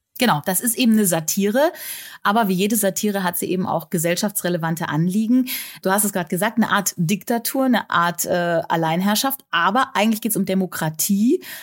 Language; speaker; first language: German; native; German